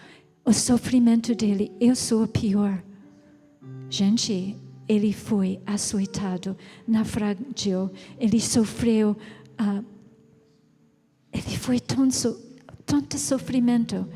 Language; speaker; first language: Portuguese; non-native, fluent; English